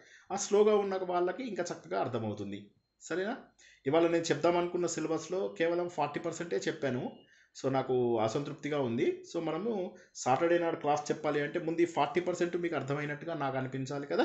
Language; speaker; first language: Telugu; native; Telugu